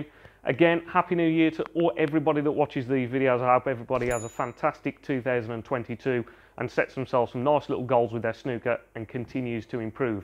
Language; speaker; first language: English; native; English